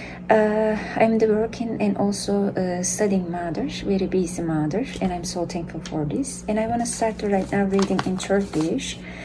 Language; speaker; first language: English; non-native, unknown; Turkish